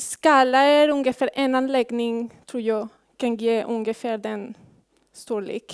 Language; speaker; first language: Swedish; non-native, fluent; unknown